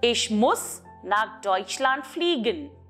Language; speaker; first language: German; non-native, fluent; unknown